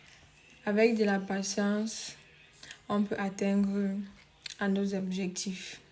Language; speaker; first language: French; non-native, fluent; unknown